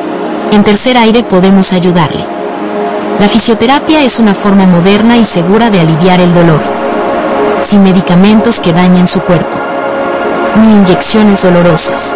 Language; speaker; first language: Spanish; native; Spanish